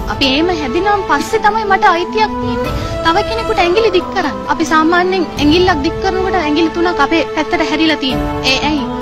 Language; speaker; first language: Sinhala; non-native, local second language; Tamil